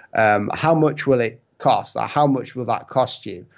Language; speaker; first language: English; native; English